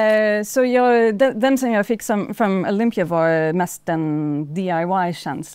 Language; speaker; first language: Swedish; non-native, fluent; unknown